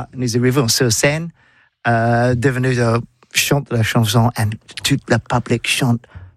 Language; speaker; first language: French; non-native, learner; English